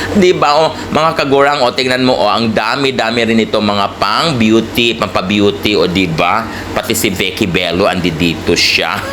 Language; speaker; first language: Filipino; non-native, local second language; Cebuano